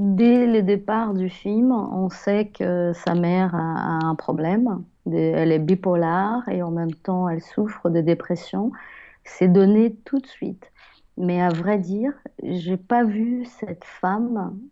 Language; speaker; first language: French; non-native, fluent; Portuguese